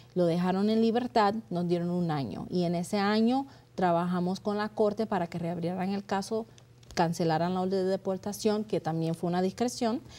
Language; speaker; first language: Spanish; early bilingual, heritage; Spanish